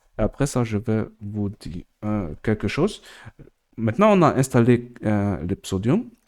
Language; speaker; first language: French; non-native, learner; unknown